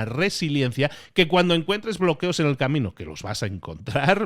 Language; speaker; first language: Spanish; native; Spanish